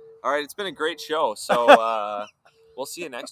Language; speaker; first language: English; native; English